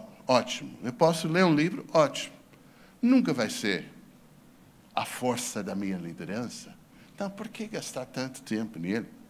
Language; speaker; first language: Portuguese; non-native, fluent; English